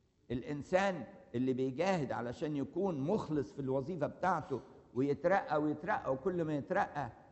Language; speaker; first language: Arabic; native; Arabic